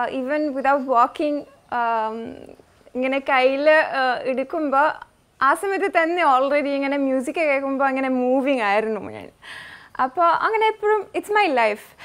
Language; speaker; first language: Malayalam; non-native, fluent; French